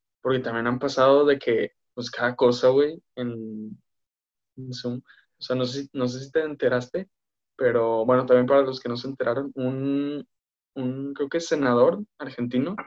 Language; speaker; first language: Spanish; native; Spanish